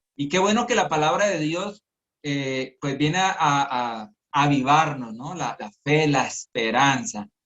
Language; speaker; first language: Spanish; native; Spanish